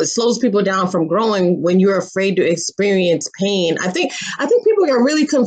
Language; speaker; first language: English; native; English